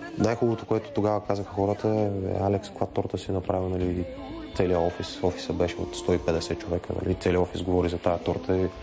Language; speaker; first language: Bulgarian; native; Bulgarian